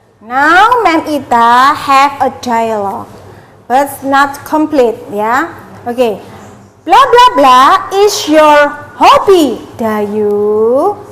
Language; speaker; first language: English; non-native, learner; Indonesian